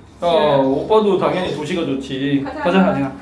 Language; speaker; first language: Korean; native; Korean